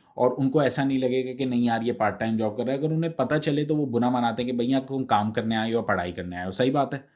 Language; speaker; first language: Urdu; native; Urdu